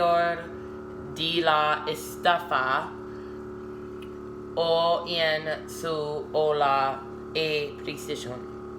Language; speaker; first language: Spanish; non-native, learner; English